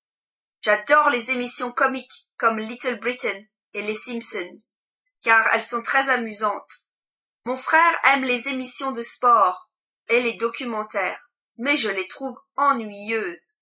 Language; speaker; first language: French; non-native, learner; English